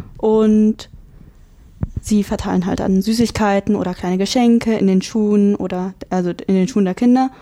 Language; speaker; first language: German; native; German